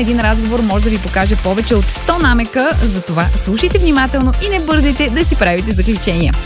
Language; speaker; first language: Bulgarian; native; Bulgarian